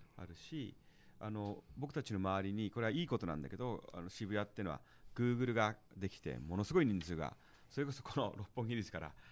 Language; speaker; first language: Japanese; early bilingual, heritage; Japanese